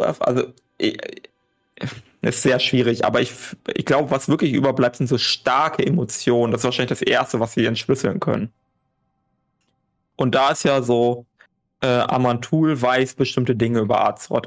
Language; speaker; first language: German; native; German